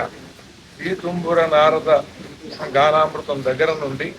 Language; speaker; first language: Telugu; native; Telugu